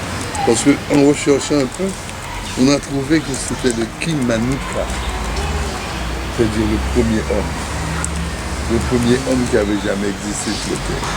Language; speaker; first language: French; non-native, local second language; Haitian Creole